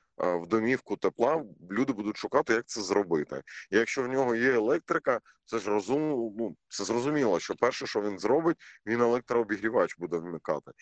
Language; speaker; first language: Ukrainian; non-native, local second language; Russian